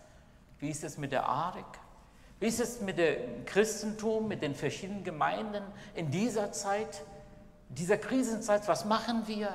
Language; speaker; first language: German; non-native, fluent; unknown